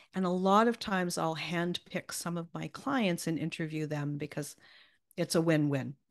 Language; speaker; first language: English; native; English